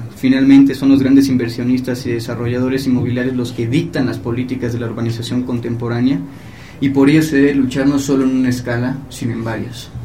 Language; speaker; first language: Spanish; native; Spanish